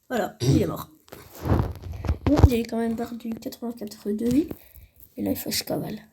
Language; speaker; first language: French; native; French